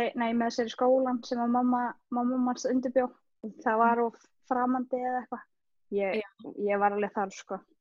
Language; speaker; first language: Icelandic; early bilingual, other home language; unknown